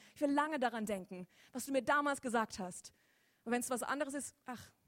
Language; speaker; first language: German; native; German